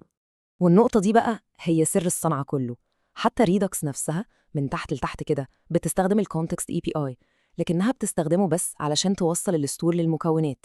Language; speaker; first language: Arabic; native; Arabic